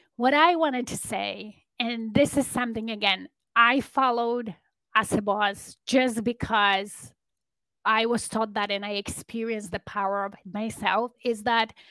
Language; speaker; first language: English; non-native, fluent; Polish